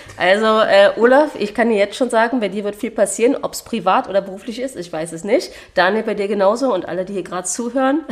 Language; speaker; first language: German; native; German